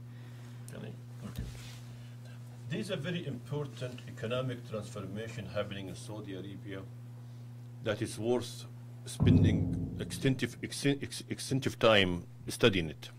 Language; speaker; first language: English; non-native, fluent; Arabic